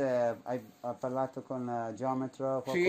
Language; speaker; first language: Italian; non-native, learner; English